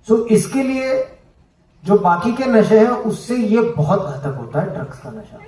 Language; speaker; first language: Hindi; non-native, local second language; Marathi